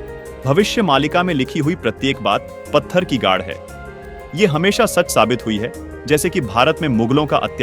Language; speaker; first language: Hindi; native; Hindi